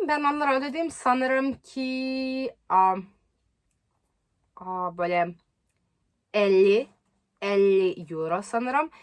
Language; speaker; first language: Turkish; non-native, learner; Serbian